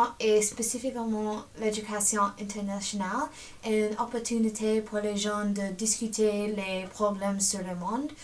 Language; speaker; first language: French; non-native, learner; English